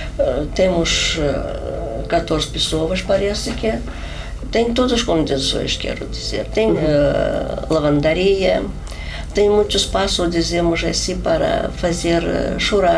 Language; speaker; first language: Portuguese; non-native, learner; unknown